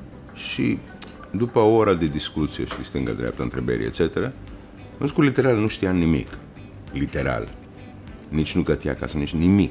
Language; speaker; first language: Romanian; non-native, learner; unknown